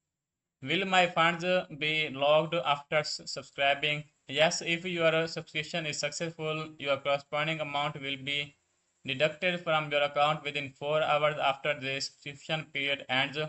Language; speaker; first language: English; non-native, learner; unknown